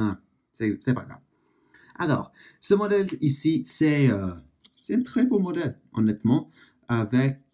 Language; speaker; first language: French; non-native, learner; English